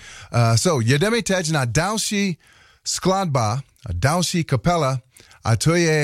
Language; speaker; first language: Czech; non-native, learner; English